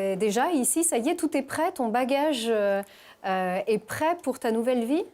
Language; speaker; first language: French; native; French